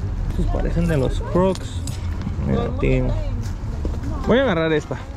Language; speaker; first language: Spanish; native; Spanish